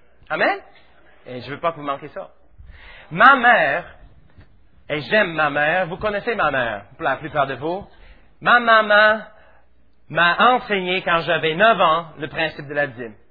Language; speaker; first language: French; native; French